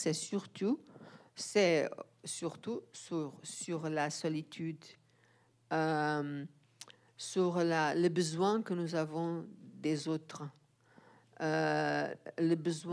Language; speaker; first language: French; non-native, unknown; Portuguese